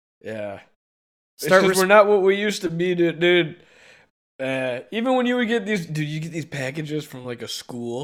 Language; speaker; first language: English; native; English